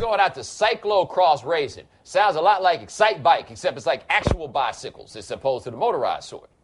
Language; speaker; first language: English; native; English